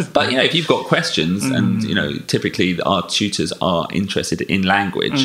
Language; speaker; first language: English; native; English